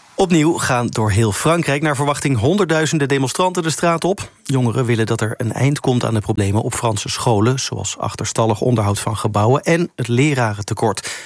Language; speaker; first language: Dutch; native; Dutch